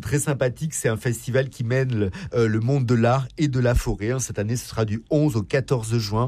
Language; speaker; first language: French; native; French